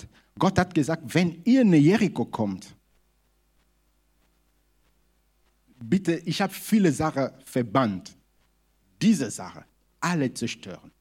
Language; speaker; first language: German; non-native, fluent; Lingala